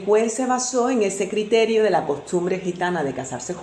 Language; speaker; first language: Spanish; native; Spanish